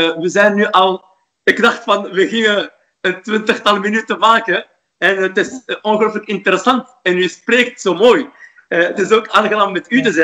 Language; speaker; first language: Dutch; non-native, fluent; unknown